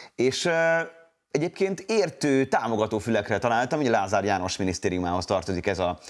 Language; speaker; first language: Hungarian; native; Hungarian